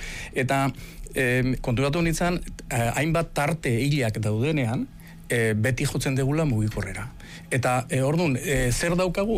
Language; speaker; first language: Basque; native; Basque